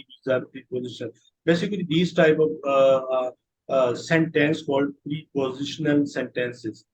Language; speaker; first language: English; non-native, local second language; Urdu